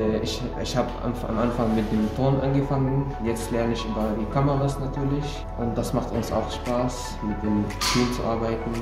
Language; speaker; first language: German; early bilingual, other home language; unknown